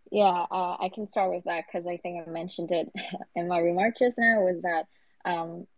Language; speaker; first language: English; non-native, local second language; Cantonese